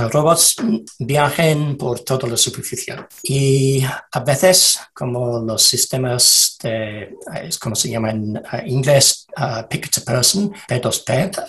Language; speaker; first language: Spanish; non-native, learner; English